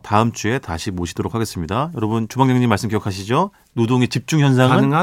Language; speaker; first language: Korean; native; Korean